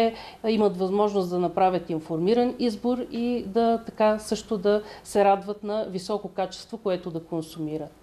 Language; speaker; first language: Bulgarian; native; Bulgarian